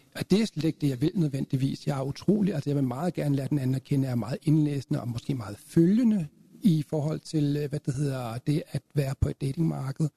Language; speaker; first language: Danish; native; Danish